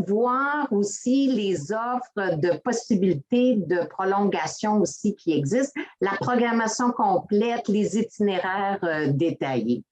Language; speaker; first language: French; native; French